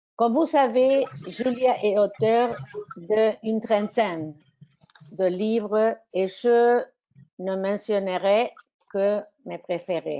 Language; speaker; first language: French; non-native, fluent; Spanish